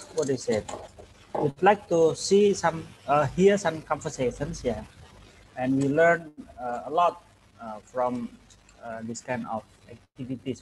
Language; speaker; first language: English; non-native, fluent; Indonesian